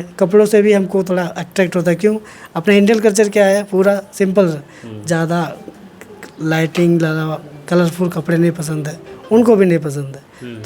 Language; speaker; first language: Hindi; native; Hindi